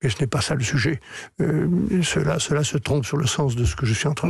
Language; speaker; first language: French; native; French